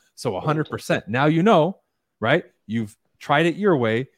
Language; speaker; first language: English; early bilingual, other home language; Spanish